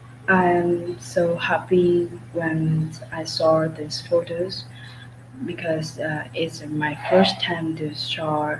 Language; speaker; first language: English; non-native, learner; Vietnamese